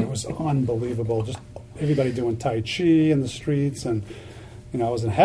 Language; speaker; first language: English; native; English